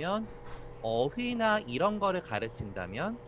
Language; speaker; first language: Korean; native; Korean